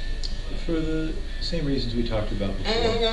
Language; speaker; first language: English; native; English